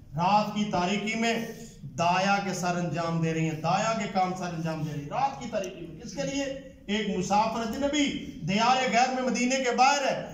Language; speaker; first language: Urdu; non-native, local second language; Punjabi